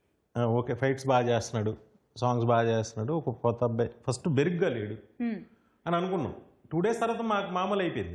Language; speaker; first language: Telugu; native; Telugu